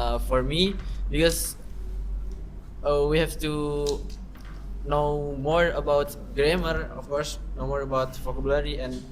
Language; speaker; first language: English; non-native, learner; Indonesian